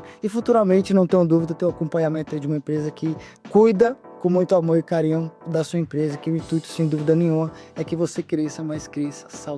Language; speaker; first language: Portuguese; native; Portuguese